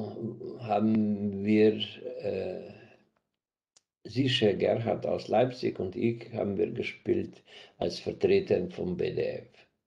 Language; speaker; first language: German; non-native, fluent; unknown